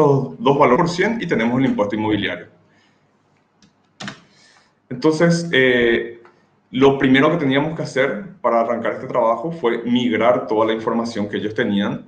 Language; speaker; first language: Spanish; native; Spanish